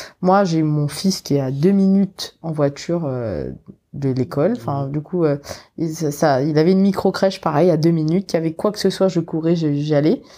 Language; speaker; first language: French; non-native, local second language; Morisyen